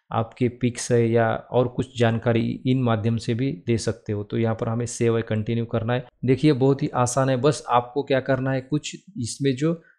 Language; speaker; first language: Hindi; non-native, local second language; Marathi